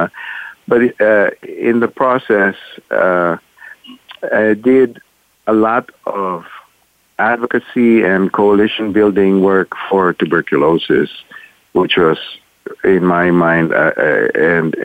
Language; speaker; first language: English; non-native, local second language; Filipino